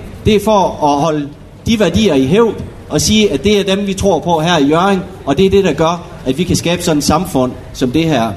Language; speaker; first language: Danish; native; Danish